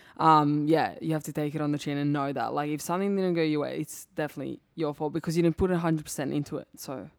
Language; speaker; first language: English; early bilingual, other home language; Serbian